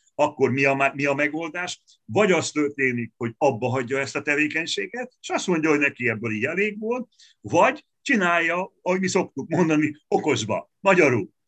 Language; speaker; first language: Hungarian; native; Hungarian